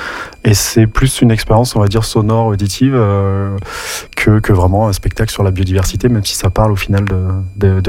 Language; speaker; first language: French; native; French